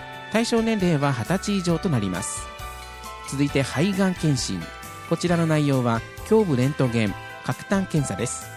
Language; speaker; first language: Japanese; native; Japanese